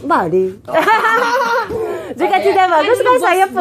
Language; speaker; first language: Indonesian; non-native, learner; Japanese